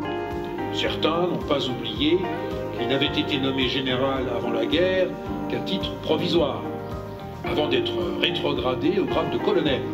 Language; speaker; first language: French; native; French